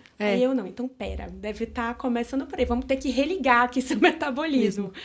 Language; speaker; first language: Portuguese; native; Portuguese